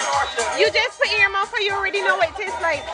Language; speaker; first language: English; native; English